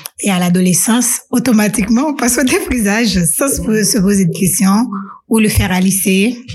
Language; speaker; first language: French; non-native, local second language; Haitian Creole